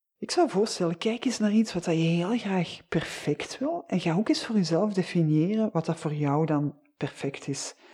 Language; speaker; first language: Dutch; native; Dutch